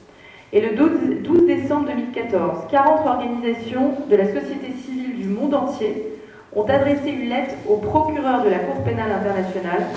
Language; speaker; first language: French; native; French